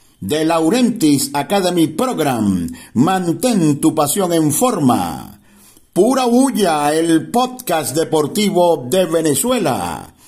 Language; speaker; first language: Spanish; native; Spanish